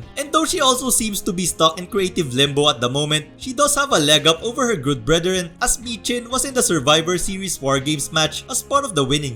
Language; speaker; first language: English; native; English